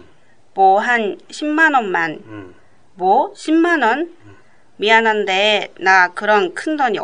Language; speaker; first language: Korean; non-native, fluent; Japanese